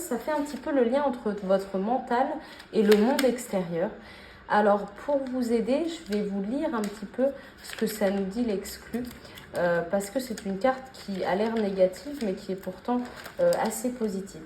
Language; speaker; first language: French; native; French